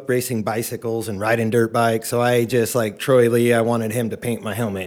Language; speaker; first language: English; native; English